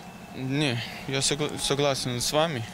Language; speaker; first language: Russian; non-native, fluent; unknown